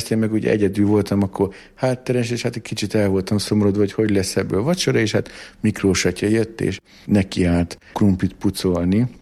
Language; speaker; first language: Hungarian; native; Hungarian